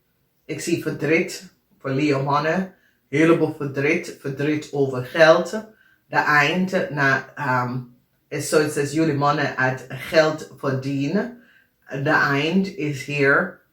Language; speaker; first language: Dutch; non-native, learner; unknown